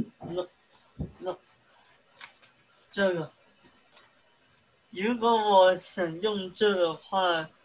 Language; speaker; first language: Chinese; early bilingual, heritage; English